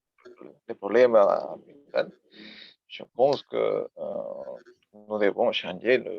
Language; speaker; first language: French; non-native, learner; Spanish